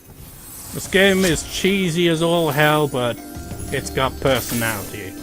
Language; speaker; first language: English; native; English